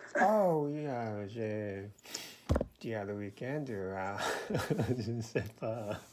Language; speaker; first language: French; non-native, learner; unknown